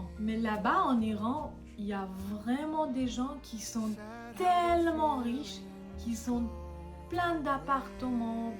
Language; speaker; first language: French; non-native, fluent; Persian